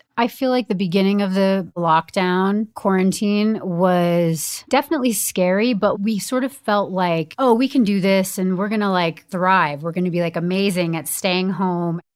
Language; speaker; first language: English; native; English